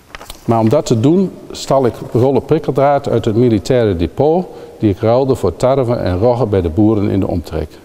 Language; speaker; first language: Dutch; native; Dutch